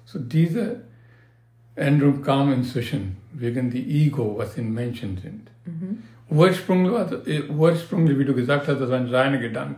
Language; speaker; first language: German; non-native, learner; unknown